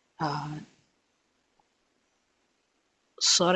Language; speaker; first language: Japanese; non-native, learner; English